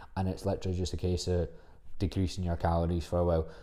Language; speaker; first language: English; native; English